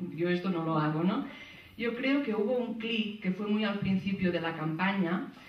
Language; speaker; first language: Spanish; non-native, local second language; Catalan